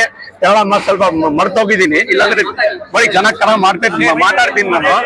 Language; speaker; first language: Kannada; non-native, local second language; Urdu